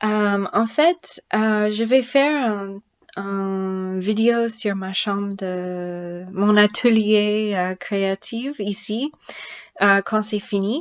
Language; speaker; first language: French; non-native, learner; English